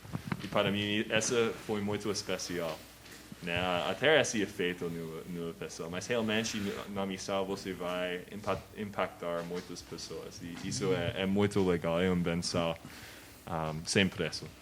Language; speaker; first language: Portuguese; non-native, learner; English